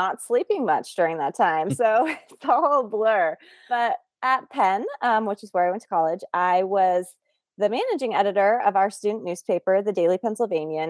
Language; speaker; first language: English; native; English